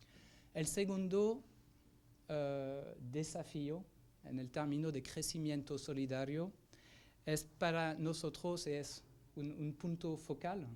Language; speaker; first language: Spanish; non-native, fluent; French